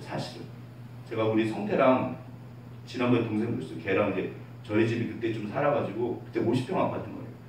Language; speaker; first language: Korean; native; Korean